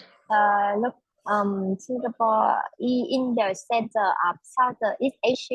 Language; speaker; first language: English; non-native, learner; Vietnamese